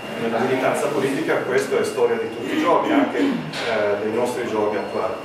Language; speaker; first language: Italian; native; Italian